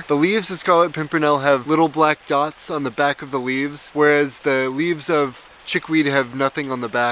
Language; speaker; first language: English; native; English